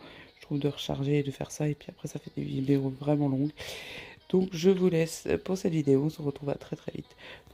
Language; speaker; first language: French; native; French